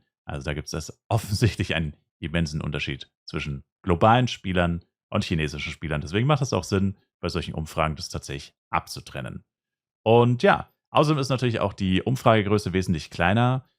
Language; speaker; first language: German; native; German